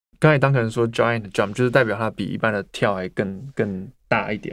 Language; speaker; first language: Chinese; native; Chinese